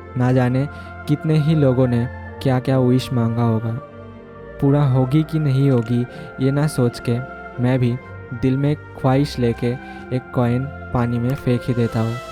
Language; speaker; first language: Hindi; non-native, local second language; Bangla